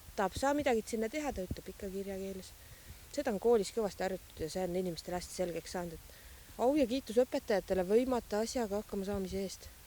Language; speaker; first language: Estonian; native; Estonian